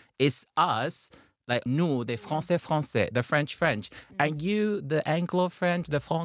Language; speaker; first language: English; non-native, fluent; Chinese